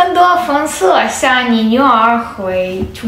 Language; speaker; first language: Chinese; non-native, learner; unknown